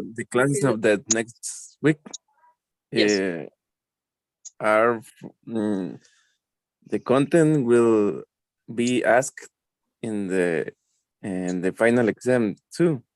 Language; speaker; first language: English; non-native, learner; Spanish